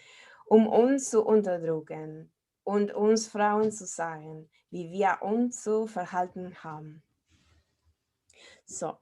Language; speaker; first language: German; non-native, fluent; Spanish